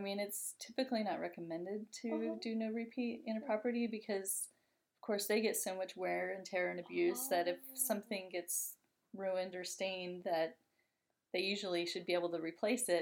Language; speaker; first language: English; native; English